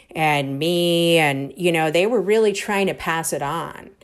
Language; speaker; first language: English; native; English